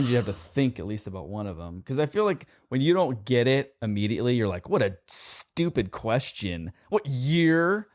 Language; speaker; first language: English; native; English